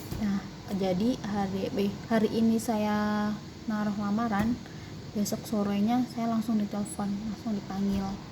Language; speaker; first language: Indonesian; non-native, local second language; Javanese